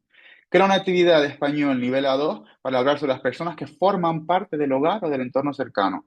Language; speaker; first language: Spanish; native; Spanish